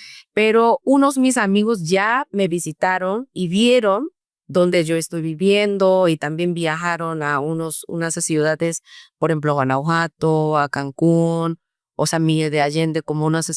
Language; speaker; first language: Spanish; non-native, fluent; Korean